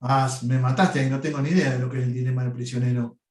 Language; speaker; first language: Spanish; native; Spanish